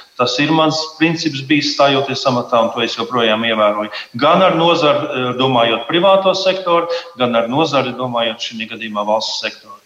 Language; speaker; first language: Latvian; native; Latvian